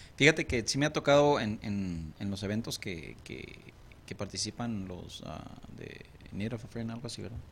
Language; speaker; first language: Spanish; native; Spanish